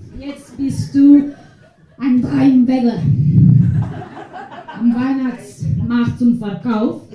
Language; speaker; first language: German; non-native, learner; Portuguese